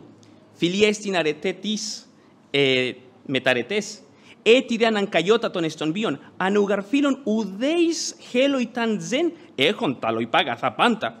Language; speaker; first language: Greek; non-native, fluent; Spanish